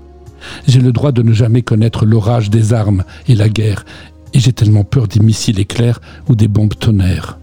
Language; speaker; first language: French; native; French